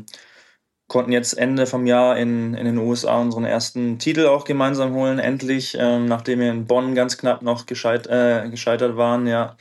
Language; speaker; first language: German; native; German